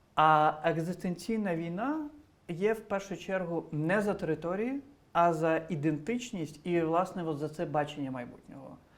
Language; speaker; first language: Ukrainian; non-native, local second language; Crimean Tatar